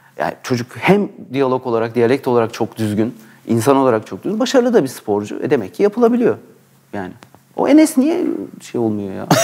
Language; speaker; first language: Turkish; native; Turkish